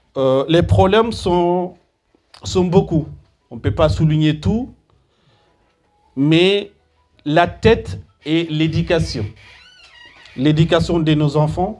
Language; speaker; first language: French; early bilingual, other home language; Soninke